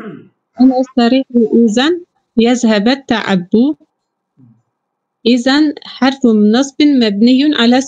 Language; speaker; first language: Arabic; non-native, learner; Turkish